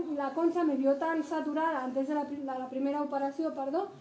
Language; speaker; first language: Spanish; native; Spanish